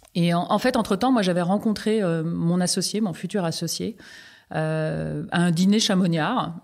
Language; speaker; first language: French; native; French